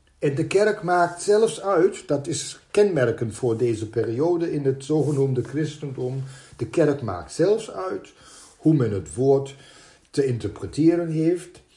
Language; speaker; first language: Dutch; non-native, fluent; German